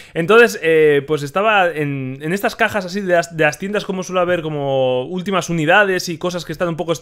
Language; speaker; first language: Spanish; native; Spanish